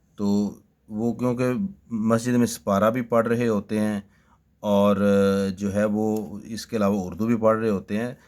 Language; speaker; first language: Urdu; native; Urdu